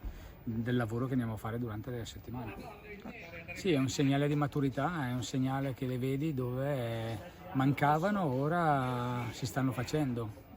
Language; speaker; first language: Italian; native; Italian